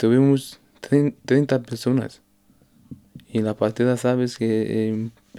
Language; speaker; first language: Spanish; non-native, learner; Arabic